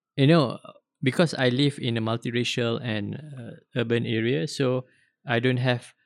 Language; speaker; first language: English; non-native, local second language; Malay